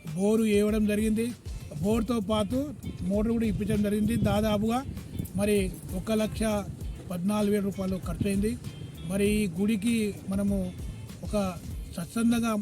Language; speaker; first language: Telugu; native; Telugu